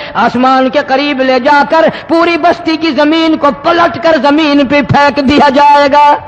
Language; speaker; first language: Urdu; non-native, local second language; Saraiki